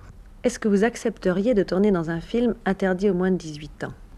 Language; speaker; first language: French; native; French